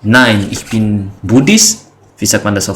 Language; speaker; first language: German; non-native, learner; Indonesian